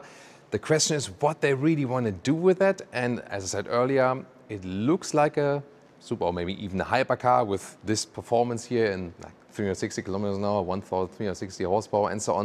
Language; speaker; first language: English; non-native, fluent; German